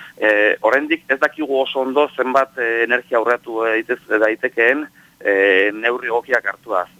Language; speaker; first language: Basque; native; Basque